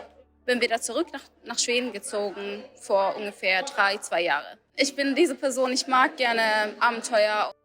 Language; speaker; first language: German; non-native, fluent; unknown